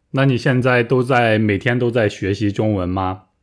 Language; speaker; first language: Chinese; native; Chinese